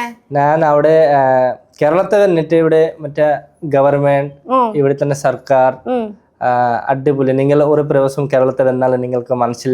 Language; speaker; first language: Malayalam; non-native, local second language; Bangla